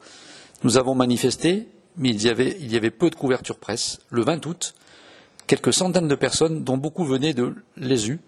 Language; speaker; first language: French; native; French